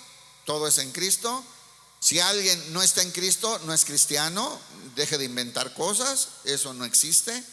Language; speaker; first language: Spanish; native; Spanish